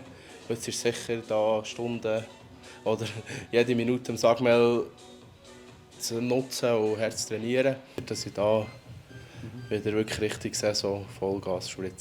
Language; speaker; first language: German; native; German